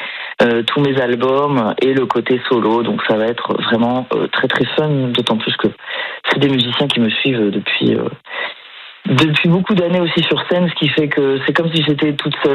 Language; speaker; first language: French; native; French